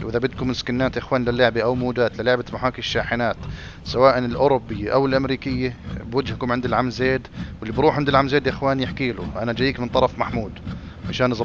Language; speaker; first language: Arabic; native; Arabic